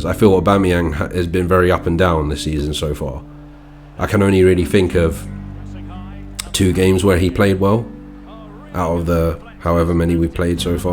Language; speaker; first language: English; native; English